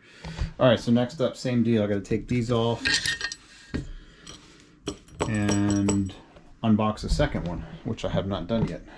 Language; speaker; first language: English; native; English